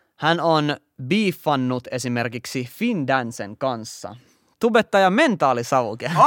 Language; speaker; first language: Finnish; native; Finnish